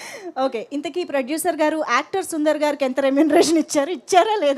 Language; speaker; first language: Telugu; native; Telugu